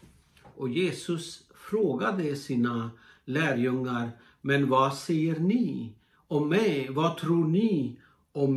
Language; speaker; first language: Swedish; non-native, fluent; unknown